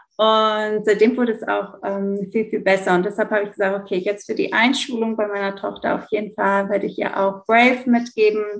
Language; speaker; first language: German; early bilingual, heritage; German